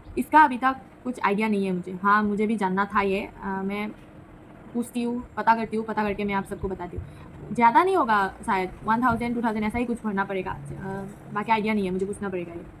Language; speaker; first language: Hindi; non-native, local second language; Assamese